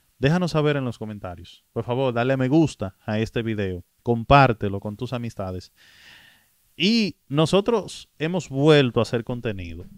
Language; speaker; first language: Spanish; native; Spanish